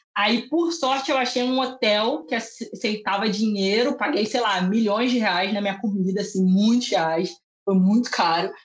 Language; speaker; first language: Portuguese; native; Portuguese